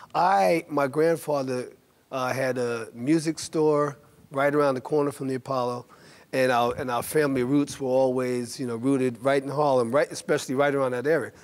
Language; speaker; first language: English; native; English